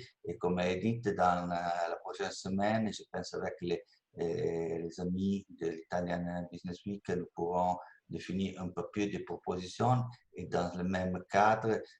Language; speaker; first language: French; non-native, learner; Italian